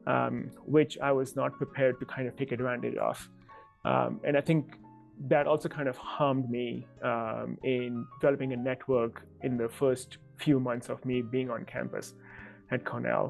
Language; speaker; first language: English; non-native, local second language; Hindi